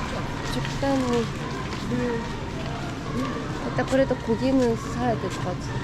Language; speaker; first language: Korean; non-native, fluent; Japanese